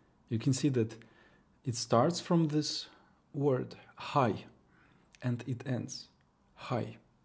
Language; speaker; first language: English; non-native, fluent; Ukrainian